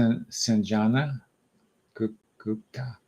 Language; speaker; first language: English; native; English